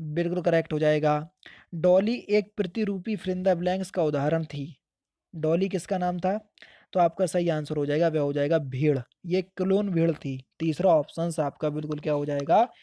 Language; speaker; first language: Hindi; native; Hindi